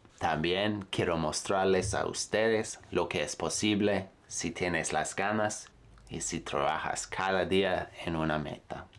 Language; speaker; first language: Spanish; non-native, fluent; English